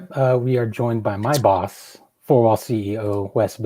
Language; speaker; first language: English; native; English